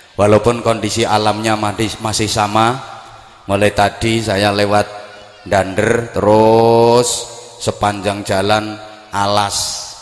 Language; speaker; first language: Indonesian; non-native, local second language; Javanese